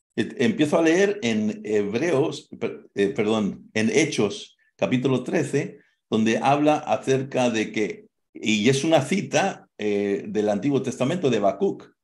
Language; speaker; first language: Spanish; native; Spanish